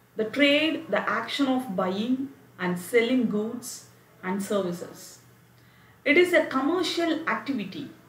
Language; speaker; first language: English; non-native, local second language; Tamil